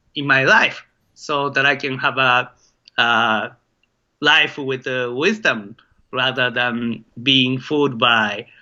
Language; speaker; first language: English; non-native, fluent; Japanese